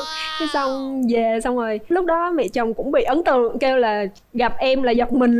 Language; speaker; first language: Vietnamese; native; Vietnamese